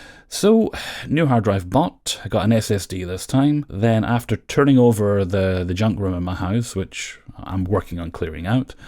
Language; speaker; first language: English; native; English